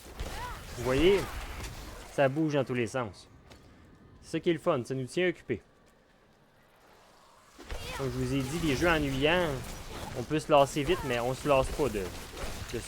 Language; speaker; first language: French; native; French